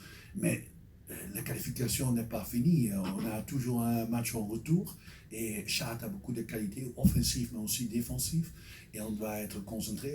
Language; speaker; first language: French; non-native, fluent; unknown